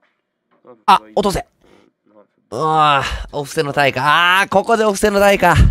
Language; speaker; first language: Japanese; native; Japanese